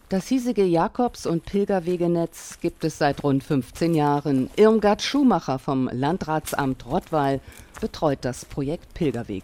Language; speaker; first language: German; native; German